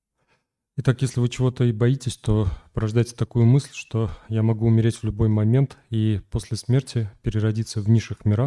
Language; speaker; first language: Russian; native; Russian